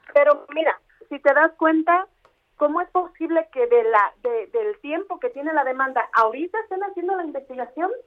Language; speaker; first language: Spanish; native; Spanish